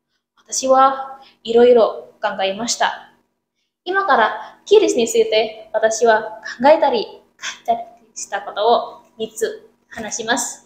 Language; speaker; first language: Japanese; non-native, learner; Indonesian